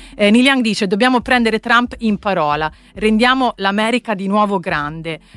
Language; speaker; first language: Italian; native; Italian